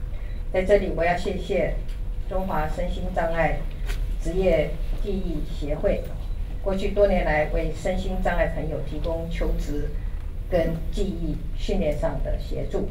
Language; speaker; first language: Chinese; native; Chinese